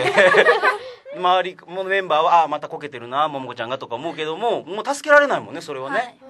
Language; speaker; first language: Japanese; native; Japanese